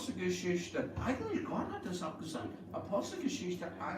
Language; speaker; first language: German; early bilingual, heritage; English